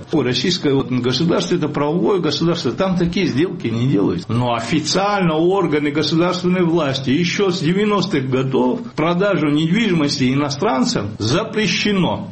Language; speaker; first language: Russian; non-native, local second language; Abkhazian